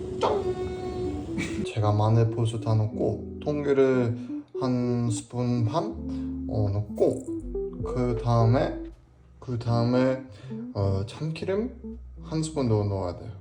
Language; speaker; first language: Korean; non-native, learner; German